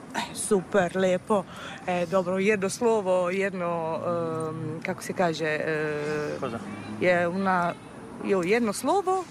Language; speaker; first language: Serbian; non-native, fluent; Italian